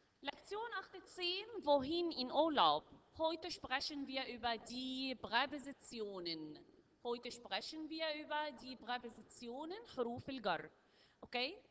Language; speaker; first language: German; non-native, learner; Arabic